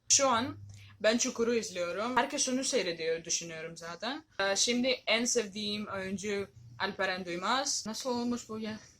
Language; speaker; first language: Turkish; non-native, learner; Greek